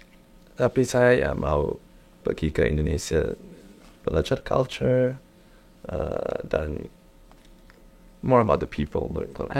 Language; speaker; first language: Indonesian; non-native, learner; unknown